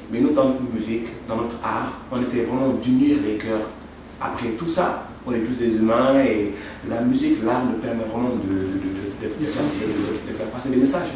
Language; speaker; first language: French; non-native, local second language; Wolof